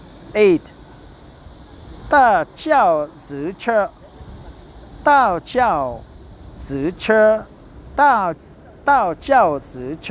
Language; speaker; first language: Chinese; non-native, learner; Korean